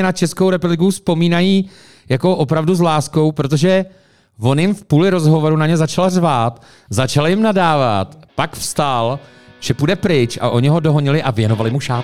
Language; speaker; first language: Czech; native; Czech